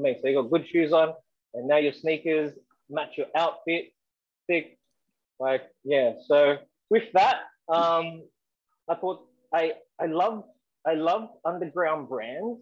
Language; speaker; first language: English; native; English